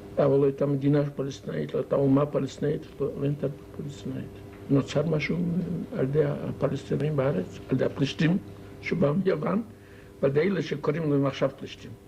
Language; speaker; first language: Hebrew; non-native, fluent; Yiddish